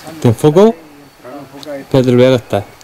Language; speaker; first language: Spanish; native; Spanish